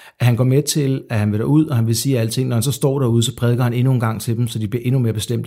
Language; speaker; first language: Danish; native; Danish